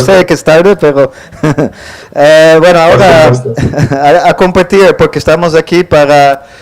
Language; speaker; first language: Spanish; non-native, fluent; Dutch